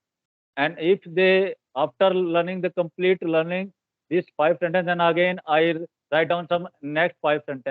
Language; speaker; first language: English; non-native, learner; Hindi